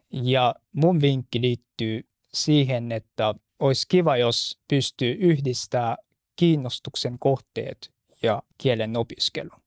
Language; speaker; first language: Finnish; non-native, fluent; Japanese